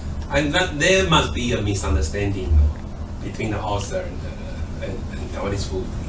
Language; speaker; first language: English; non-native, fluent; Chinese